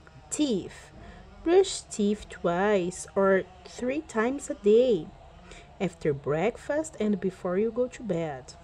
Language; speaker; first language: English; non-native, fluent; Portuguese